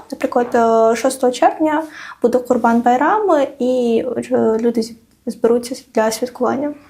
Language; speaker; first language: Ukrainian; non-native, local second language; Crimean Tatar